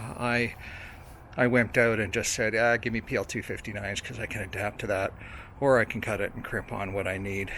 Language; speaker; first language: English; native; English